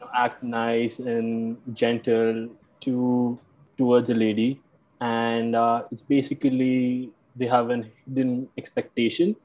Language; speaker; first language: English; non-native, local second language; Hindi